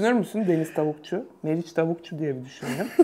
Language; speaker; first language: Turkish; native; Turkish